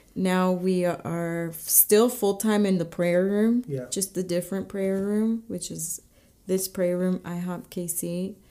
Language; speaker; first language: English; native; English